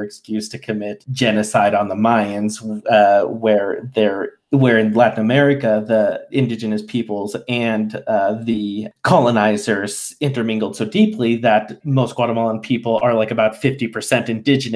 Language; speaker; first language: English; native; English